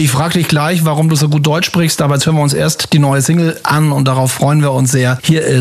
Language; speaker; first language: German; native; German